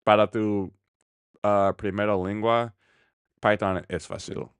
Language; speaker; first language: Spanish; non-native, learner; English